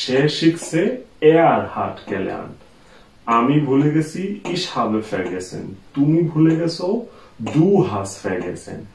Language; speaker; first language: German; non-native, fluent; Bangla